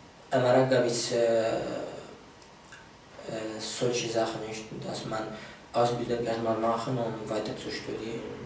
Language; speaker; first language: German; non-native, fluent; Arabic